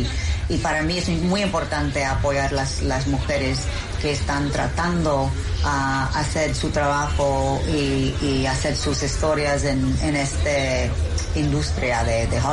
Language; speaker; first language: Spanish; non-native, learner; English